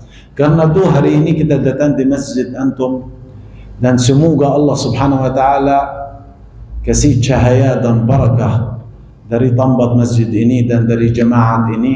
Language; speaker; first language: Indonesian; non-native, fluent; Arabic